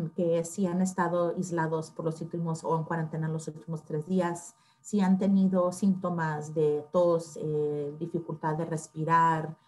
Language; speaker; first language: Spanish; early bilingual, heritage; Spanish